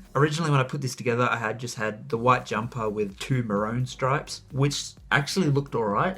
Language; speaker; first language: English; native; English